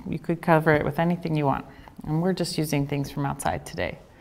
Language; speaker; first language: English; native; English